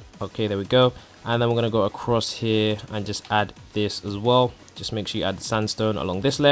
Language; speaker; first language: English; native; English